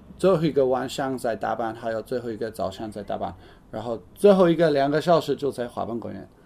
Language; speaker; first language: Chinese; non-native, fluent; English